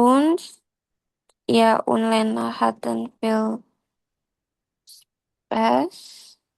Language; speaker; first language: German; non-native, learner; Indonesian